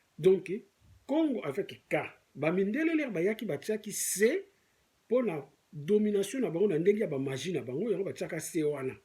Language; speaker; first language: Lingala; non-native, local second language; Kongo